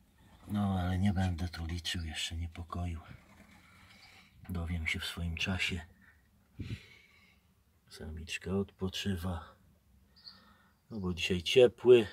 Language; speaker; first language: Polish; native; Polish